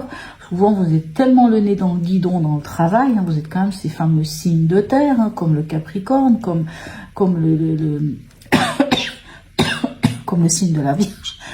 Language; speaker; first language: French; native; French